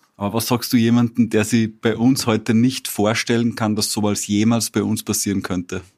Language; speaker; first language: German; native; German